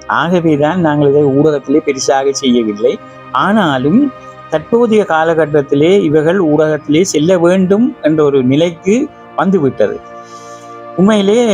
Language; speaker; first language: Tamil; native; Tamil